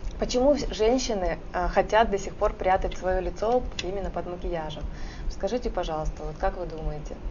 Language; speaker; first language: Russian; native; Russian